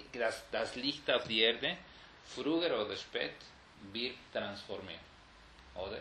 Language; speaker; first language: German; non-native, fluent; Spanish